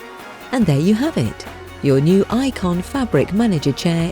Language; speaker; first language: English; native; English